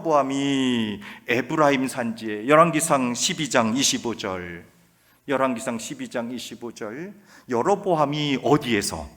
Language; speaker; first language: Korean; native; Korean